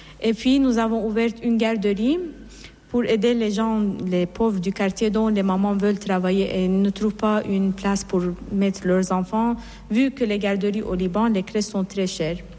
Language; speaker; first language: French; non-native, fluent; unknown